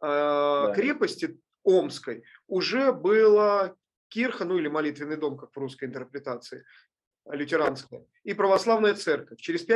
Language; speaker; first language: Russian; native; Russian